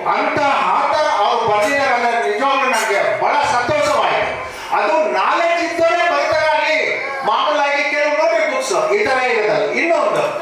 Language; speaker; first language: Kannada; native; Kannada